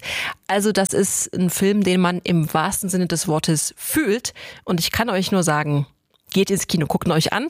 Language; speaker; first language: German; native; German